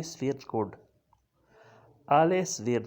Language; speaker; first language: German; non-native, fluent; Urdu